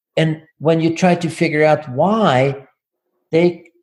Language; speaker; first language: English; non-native, fluent; Swedish